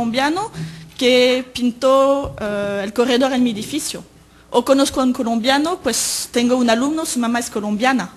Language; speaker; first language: Spanish; native; Spanish